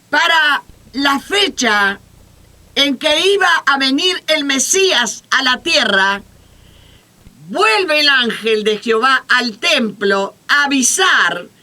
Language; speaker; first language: Spanish; native; Spanish